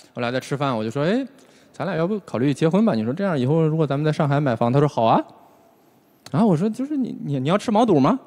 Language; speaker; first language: Chinese; native; Chinese